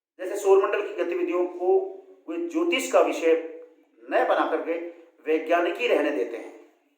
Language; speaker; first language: Hindi; native; Hindi